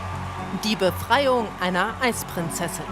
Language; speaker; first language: German; native; German